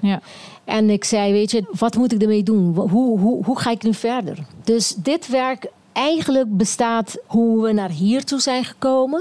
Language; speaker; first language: Dutch; non-native, local second language; Papiamento